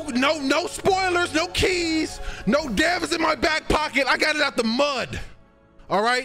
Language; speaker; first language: English; native; English